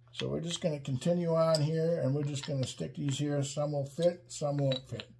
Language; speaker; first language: English; native; English